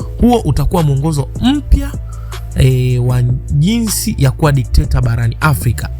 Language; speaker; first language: Swahili; native; Swahili